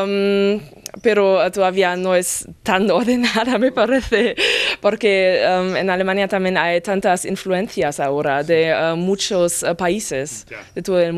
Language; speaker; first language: Spanish; non-native, fluent; German